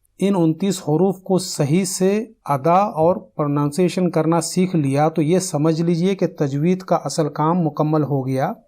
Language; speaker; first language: Urdu; native; Urdu